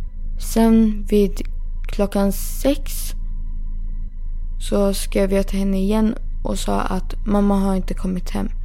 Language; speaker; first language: Swedish; early bilingual, other home language; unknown